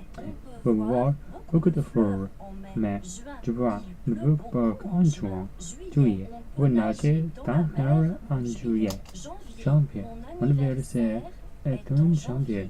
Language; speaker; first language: French; non-native, learner; Japanese